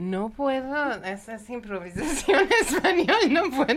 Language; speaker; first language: Spanish; non-native, learner; Persian